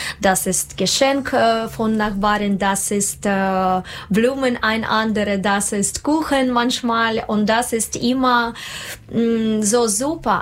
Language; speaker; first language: German; non-native, learner; Russian